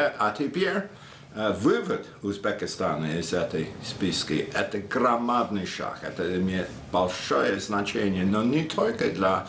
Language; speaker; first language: Russian; non-native, fluent; English